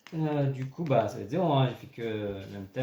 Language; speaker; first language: French; native; French